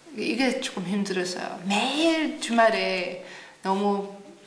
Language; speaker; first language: Korean; non-native, learner; English